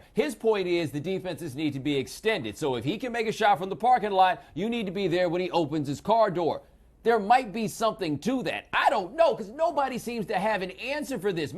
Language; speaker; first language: English; native; English